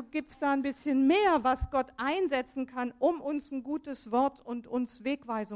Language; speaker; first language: German; native; German